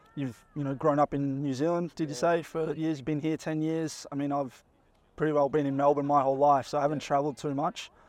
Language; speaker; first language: English; native; English